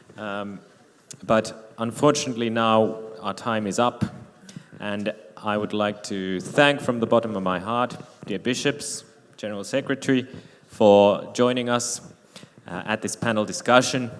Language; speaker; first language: English; non-native, fluent; Finnish